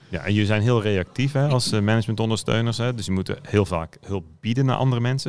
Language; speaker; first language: Dutch; native; Dutch